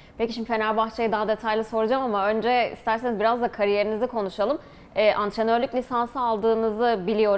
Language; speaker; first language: Turkish; native; Turkish